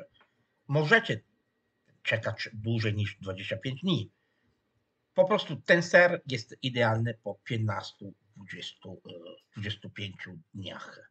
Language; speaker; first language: Polish; non-native, fluent; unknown